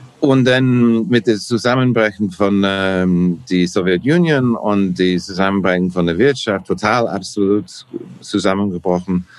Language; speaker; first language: German; non-native, learner; English